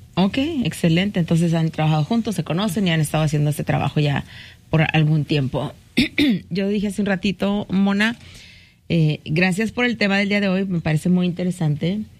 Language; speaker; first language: Spanish; native; Spanish